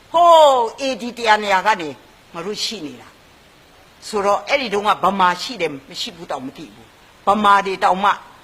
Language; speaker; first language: Burmese; non-native, local second language; Kachin